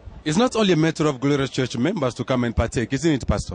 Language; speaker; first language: English; non-native, fluent; Lingala